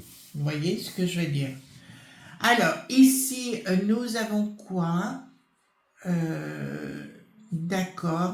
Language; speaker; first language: French; native; French